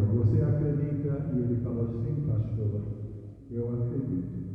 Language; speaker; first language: Portuguese; non-native, fluent; English